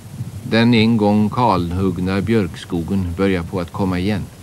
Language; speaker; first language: Swedish; native; Swedish